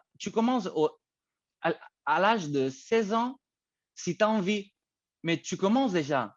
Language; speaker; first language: French; non-native, fluent; Spanish